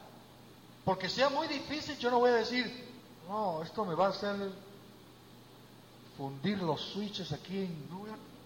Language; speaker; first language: Spanish; native; Spanish